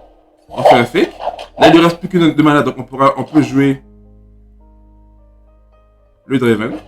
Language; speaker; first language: French; native; French